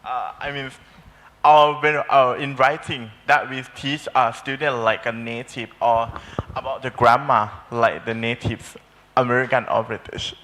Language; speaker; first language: English; non-native, learner; Thai